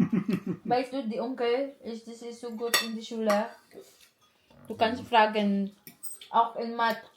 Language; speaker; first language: German; non-native, learner; Filipino